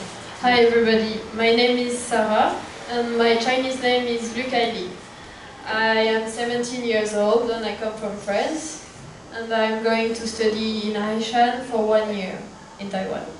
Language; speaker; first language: English; non-native, fluent; French